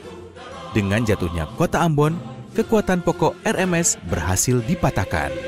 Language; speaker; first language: Indonesian; native; Indonesian